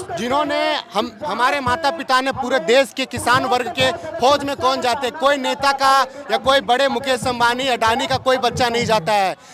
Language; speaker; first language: Hindi; native; Hindi